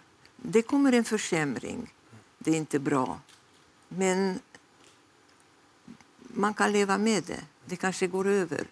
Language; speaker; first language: Swedish; non-native, fluent; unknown